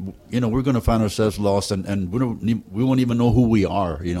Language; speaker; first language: English; early bilingual, other home language; Spanish